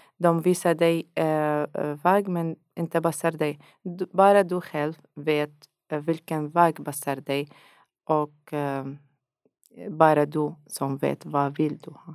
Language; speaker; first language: Swedish; non-native, learner; Arabic